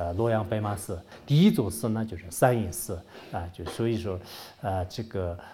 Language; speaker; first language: Chinese; non-native, local second language; Tibetan